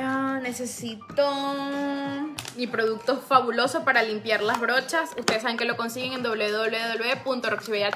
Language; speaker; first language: Spanish; native; Spanish